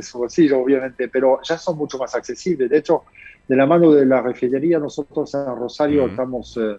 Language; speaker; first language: Spanish; non-native, fluent; French